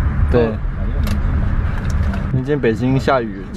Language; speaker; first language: Chinese; native; Chinese